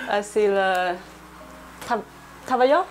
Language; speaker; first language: French; non-native, learner; Chinese